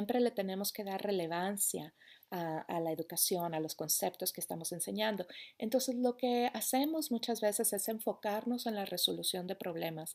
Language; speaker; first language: Spanish; native; Spanish